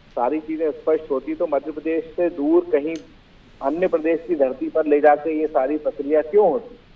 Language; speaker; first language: Hindi; native; Hindi